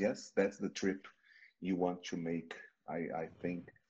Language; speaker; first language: English; non-native, fluent; Portuguese